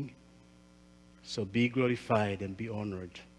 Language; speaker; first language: English; non-native, local second language; Kinyarwanda